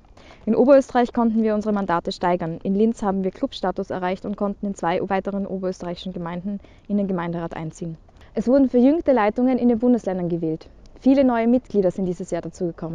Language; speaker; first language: German; native; German